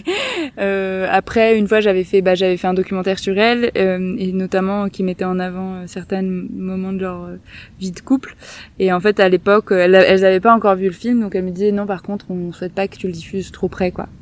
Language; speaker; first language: French; native; French